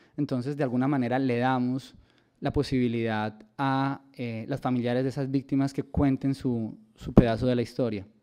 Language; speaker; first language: Spanish; native; Spanish